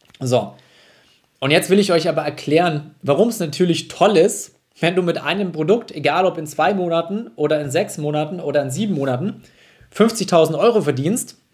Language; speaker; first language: German; native; German